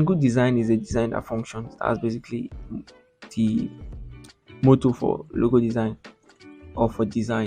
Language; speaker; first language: English; non-native, local second language; Yoruba